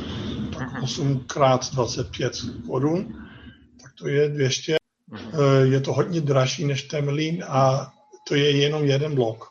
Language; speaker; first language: Czech; non-native, fluent; Dutch